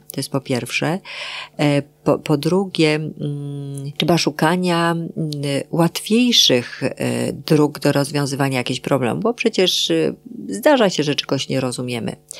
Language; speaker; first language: Polish; native; Polish